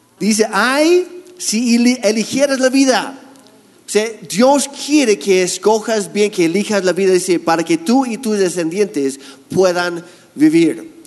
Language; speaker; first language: Spanish; non-native, fluent; English